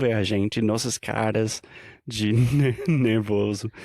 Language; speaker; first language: Portuguese; non-native, fluent; English